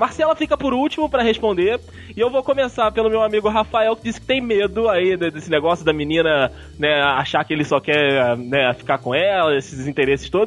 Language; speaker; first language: Portuguese; native; Portuguese